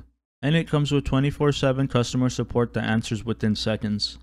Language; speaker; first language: English; native; English